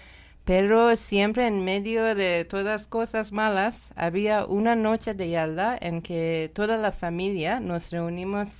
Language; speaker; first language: Spanish; non-native, learner; Persian